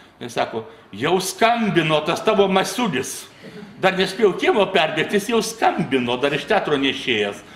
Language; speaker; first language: Lithuanian; native; Lithuanian